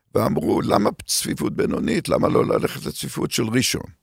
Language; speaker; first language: Hebrew; native; Hebrew